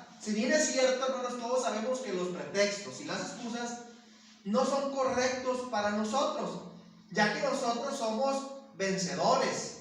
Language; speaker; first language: Spanish; native; Spanish